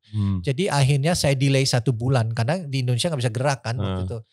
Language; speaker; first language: Indonesian; early bilingual, heritage; Indonesian